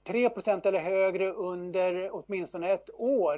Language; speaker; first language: Swedish; native; Swedish